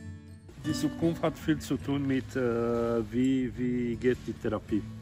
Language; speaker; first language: German; non-native, learner; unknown